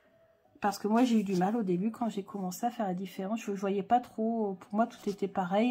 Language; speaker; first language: French; native; French